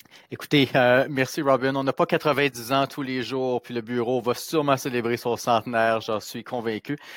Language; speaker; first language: French; native; French